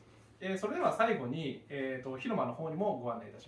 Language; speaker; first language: Japanese; native; Japanese